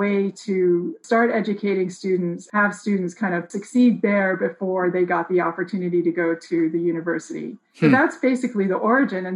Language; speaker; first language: English; native; English